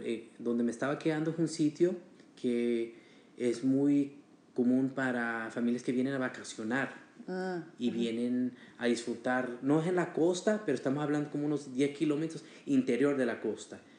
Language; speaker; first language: Spanish; early bilingual, heritage; Spanish